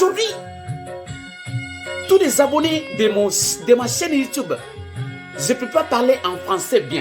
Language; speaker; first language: French; non-native, local second language; Bambara